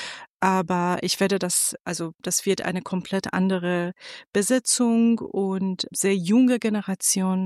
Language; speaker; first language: German; non-native, fluent; Persian